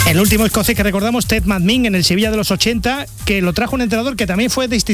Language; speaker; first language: Spanish; native; Spanish